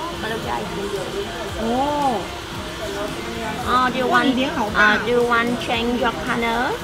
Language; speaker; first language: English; non-native, learner; Chinese